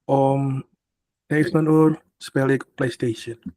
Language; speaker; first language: Dutch; non-native, learner; Indonesian